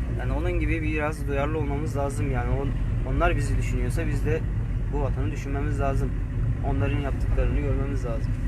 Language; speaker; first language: Turkish; native; Turkish